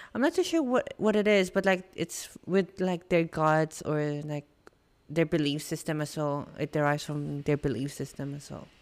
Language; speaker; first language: English; non-native, local second language; Filipino